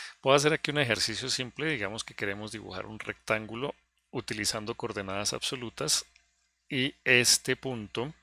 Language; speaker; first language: Spanish; native; Spanish